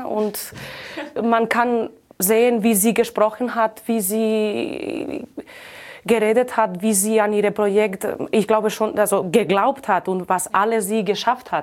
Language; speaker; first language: German; non-native, fluent; Catalan